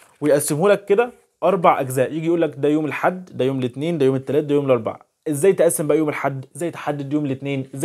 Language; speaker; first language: Arabic; native; Arabic